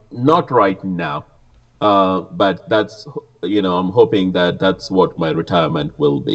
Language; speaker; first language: English; non-native, local second language; Tamil